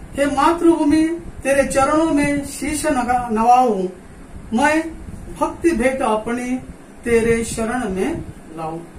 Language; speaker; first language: Hindi; non-native, local second language; Marathi